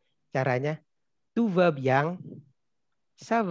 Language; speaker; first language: French; non-native, fluent; Indonesian